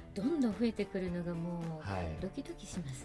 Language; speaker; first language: Japanese; native; Japanese